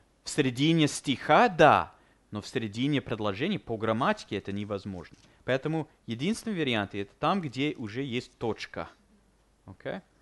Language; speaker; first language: Russian; non-native, fluent; English